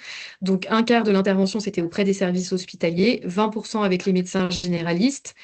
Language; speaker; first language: French; native; French